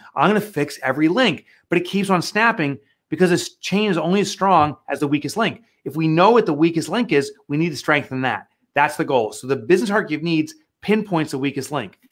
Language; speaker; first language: English; native; English